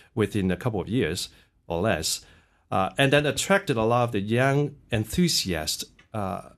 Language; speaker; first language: English; early bilingual, other home language; Cantonese